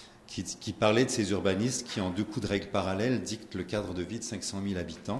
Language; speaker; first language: French; native; French